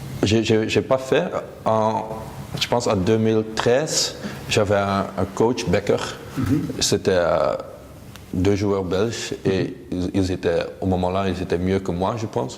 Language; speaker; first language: French; non-native, local second language; Dutch